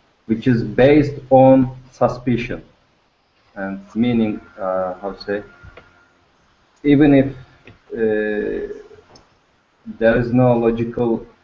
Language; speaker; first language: English; non-native, learner; Turkish